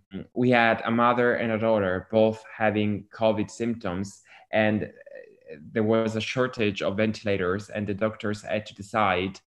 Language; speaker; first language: English; non-native, fluent; Italian